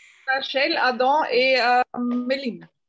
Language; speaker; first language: French; non-native, fluent; German